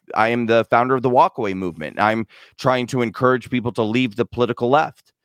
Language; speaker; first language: English; native; English